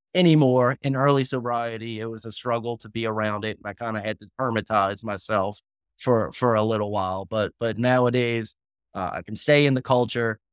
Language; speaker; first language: English; native; English